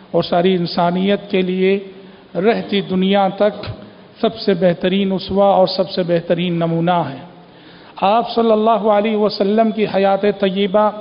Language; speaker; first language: Urdu; native; Urdu